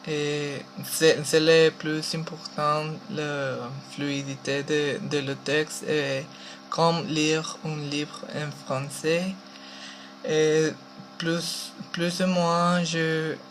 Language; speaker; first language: French; non-native, learner; Spanish